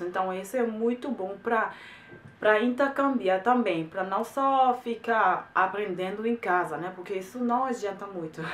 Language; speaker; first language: Portuguese; non-native, fluent; German